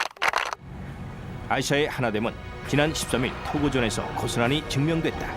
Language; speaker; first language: Korean; native; Korean